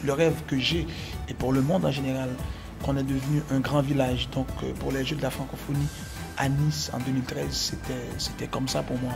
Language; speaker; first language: French; non-native, local second language; Haitian Creole